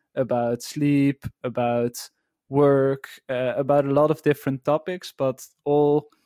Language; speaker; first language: English; non-native, fluent; Dutch